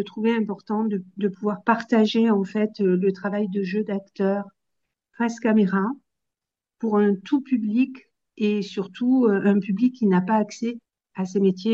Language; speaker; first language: French; native; French